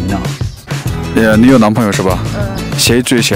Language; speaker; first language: Chinese; non-native, learner; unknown